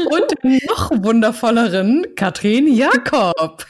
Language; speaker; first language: German; native; German